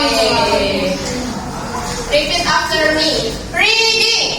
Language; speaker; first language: English; non-native, learner; Indonesian